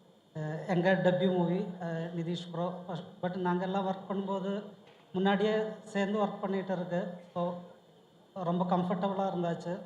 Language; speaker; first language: Tamil; non-native, fluent; Malayalam